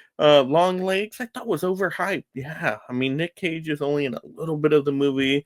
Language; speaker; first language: English; native; English